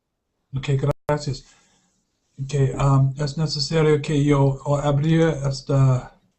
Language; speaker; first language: Spanish; non-native, learner; English